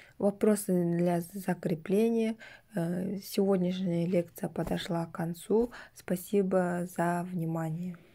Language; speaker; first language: Russian; non-native, local second language; Kazakh